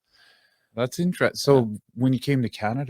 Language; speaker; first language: English; native; English